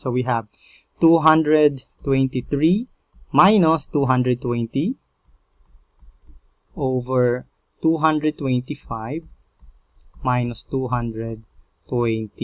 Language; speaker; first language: English; non-native, local second language; Filipino